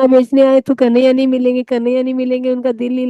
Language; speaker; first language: Hindi; native; Hindi